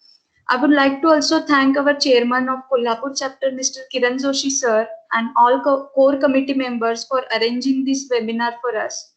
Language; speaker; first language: English; non-native, local second language; Marathi